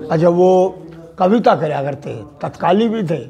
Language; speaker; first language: Hindi; native; Hindi